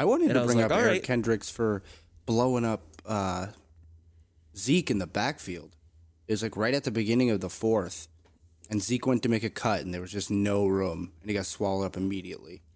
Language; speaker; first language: English; native; English